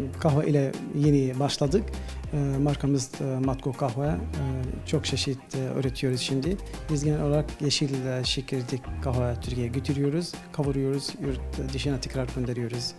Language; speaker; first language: Turkish; non-native, learner; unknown